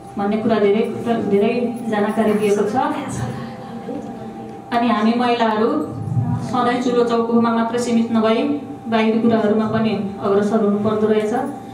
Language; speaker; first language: Nepali; native; Nepali